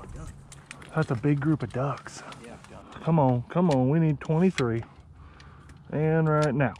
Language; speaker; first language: English; native; English